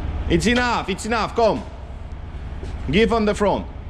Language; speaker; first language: English; non-native, learner; Polish